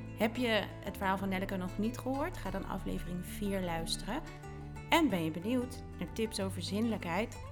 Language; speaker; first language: Dutch; native; Dutch